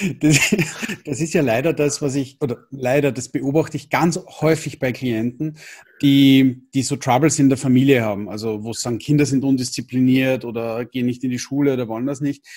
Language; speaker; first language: German; native; German